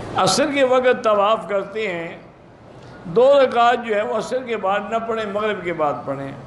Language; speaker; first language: Urdu; native; Urdu